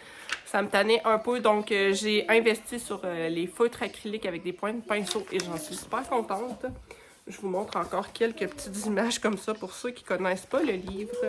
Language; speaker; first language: French; native; French